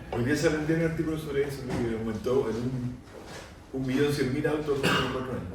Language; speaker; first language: Spanish; native; Spanish